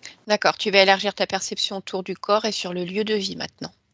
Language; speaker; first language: French; native; French